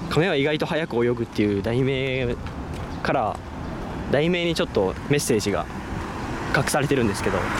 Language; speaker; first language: Japanese; native; Japanese